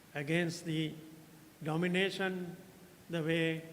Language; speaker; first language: English; non-native, local second language; Sinhala